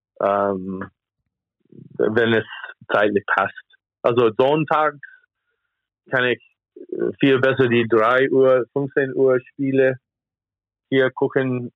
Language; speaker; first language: German; non-native, fluent; English